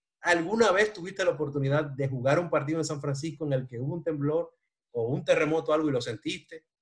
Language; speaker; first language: Spanish; native; Spanish